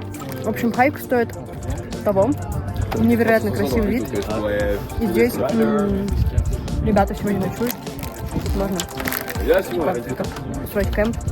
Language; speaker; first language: Russian; native; Russian